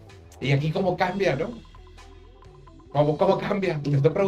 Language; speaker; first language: Spanish; native; Spanish